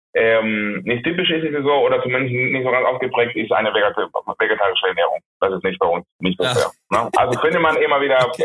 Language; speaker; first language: German; non-native, fluent; Spanish